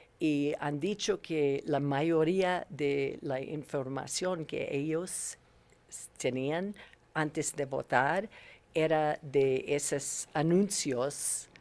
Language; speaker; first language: Spanish; non-native, learner; English